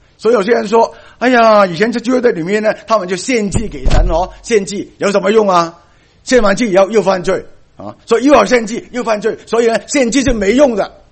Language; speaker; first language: Chinese; non-native, local second language; Cantonese